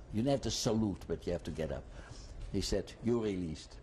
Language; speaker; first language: English; non-native, fluent; Dutch